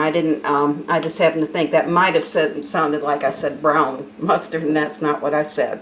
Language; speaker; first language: English; native; English